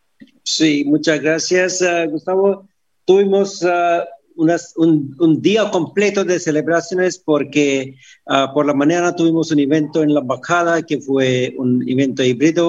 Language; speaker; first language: Spanish; non-native, fluent; Hindi